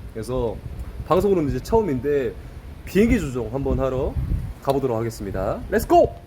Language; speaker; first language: Korean; native; Korean